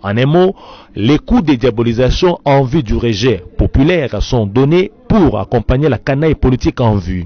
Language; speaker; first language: French; native; French